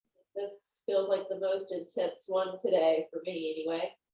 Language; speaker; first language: English; native; English